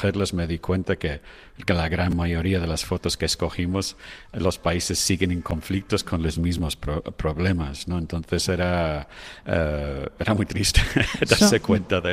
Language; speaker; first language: Spanish; non-native, fluent; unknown